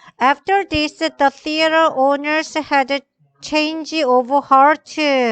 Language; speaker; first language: English; non-native, fluent; Korean